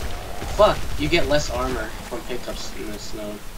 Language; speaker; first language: English; native; English